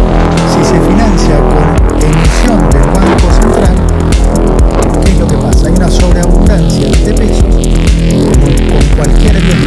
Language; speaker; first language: Spanish; native; Spanish